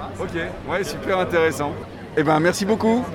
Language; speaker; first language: French; native; French